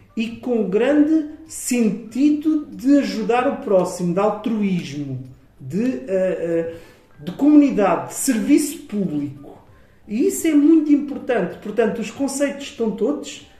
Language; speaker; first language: Portuguese; native; Portuguese